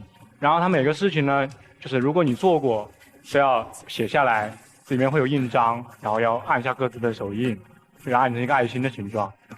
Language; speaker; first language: Chinese; native; Chinese